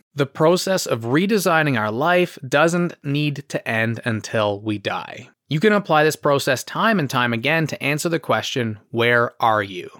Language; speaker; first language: English; native; English